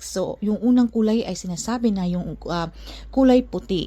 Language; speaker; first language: Filipino; native; Filipino